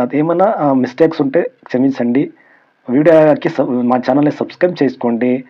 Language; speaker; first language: Telugu; non-native, local second language; Kannada